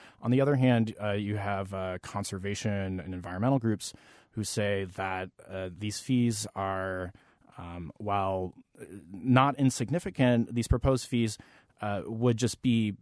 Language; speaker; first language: English; native; English